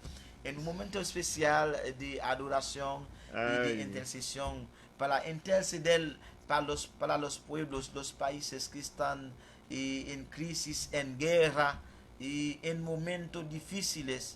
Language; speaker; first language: Spanish; non-native, fluent; Haitian Creole